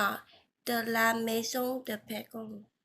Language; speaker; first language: French; non-native, learner; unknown